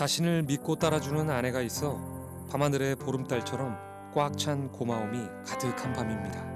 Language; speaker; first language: Korean; native; Korean